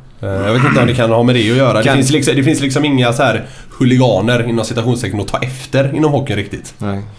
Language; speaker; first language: Swedish; native; Swedish